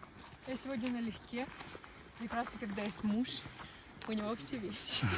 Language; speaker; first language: Russian; native; Russian